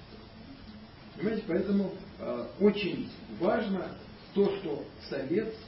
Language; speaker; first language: Russian; native; Russian